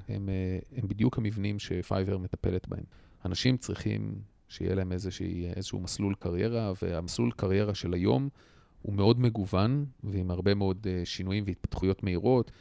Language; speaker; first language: Hebrew; native; Hebrew